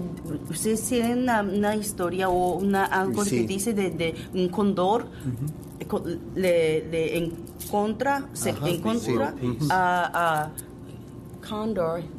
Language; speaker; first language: Spanish; non-native, fluent; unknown